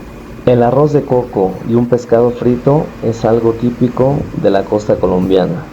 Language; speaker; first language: Spanish; native; Spanish